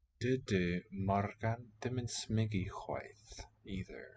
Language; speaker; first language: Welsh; non-native, learner; English